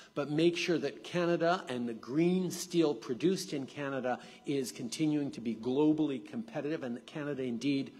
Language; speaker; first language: English; native; English